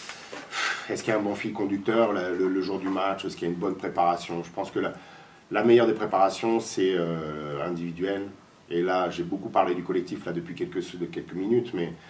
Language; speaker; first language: French; native; French